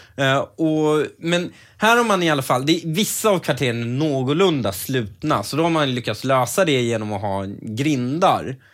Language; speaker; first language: Swedish; early bilingual, other home language; Persian